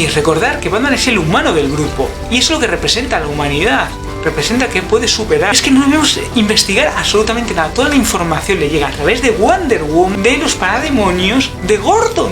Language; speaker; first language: Spanish; native; Spanish